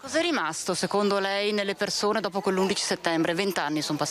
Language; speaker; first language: Italian; native; Italian